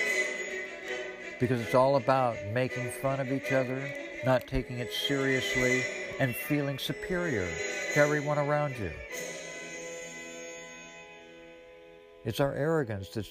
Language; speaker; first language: English; native; English